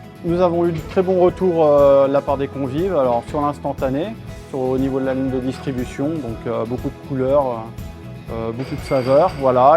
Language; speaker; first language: French; native; French